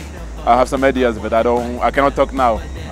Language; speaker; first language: English; non-native, fluent; French